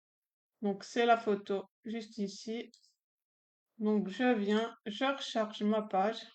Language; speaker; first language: French; native; French